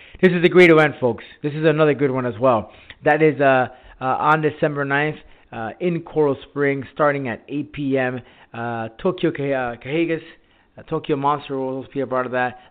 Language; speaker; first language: English; early bilingual, other home language; Spanish